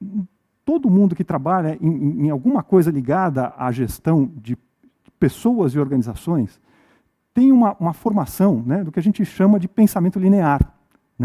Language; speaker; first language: Portuguese; native; Portuguese